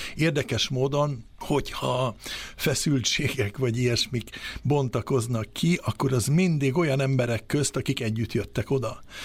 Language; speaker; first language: Hungarian; early bilingual, heritage; Swedish